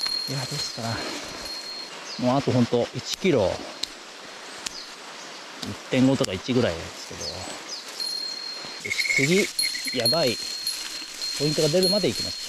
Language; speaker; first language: Japanese; native; Japanese